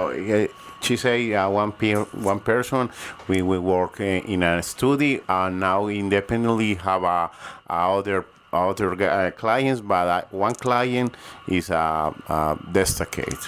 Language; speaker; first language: English; non-native, learner; Spanish